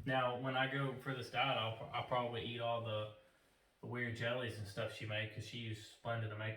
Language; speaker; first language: English; native; English